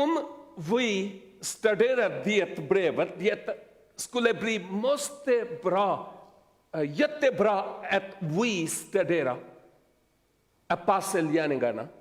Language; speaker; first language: Swedish; non-native, learner; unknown